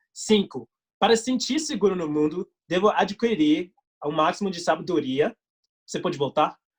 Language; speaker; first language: Portuguese; non-native, fluent; English